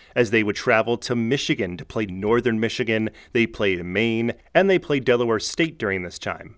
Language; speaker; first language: English; native; English